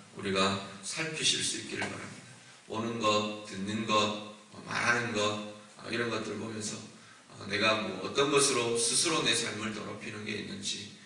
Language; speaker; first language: Korean; native; Korean